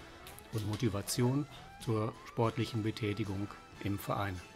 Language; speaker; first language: German; native; German